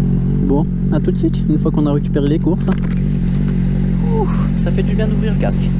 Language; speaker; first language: French; native; French